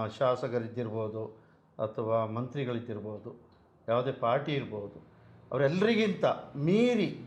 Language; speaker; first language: Kannada; non-native, local second language; Kodava